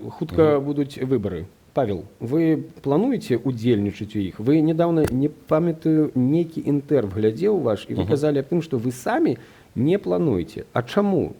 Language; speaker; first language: Belarusian; non-native, local second language; Russian